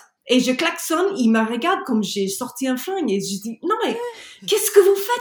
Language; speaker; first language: French; non-native, learner; English